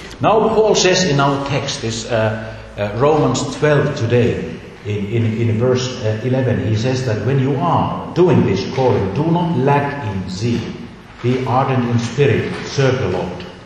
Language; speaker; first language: English; non-native, fluent; Finnish